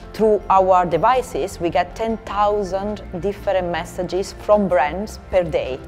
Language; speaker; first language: English; non-native, fluent; Italian